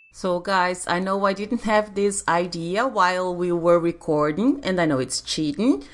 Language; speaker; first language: English; non-native, fluent; Portuguese